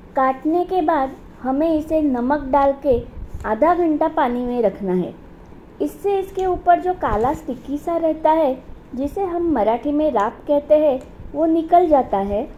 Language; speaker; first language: Hindi; non-native, local second language; Marathi